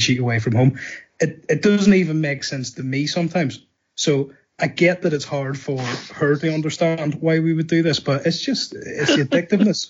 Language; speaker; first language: English; native; English